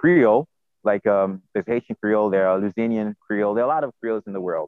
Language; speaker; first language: English; non-native, fluent; Haitian Creole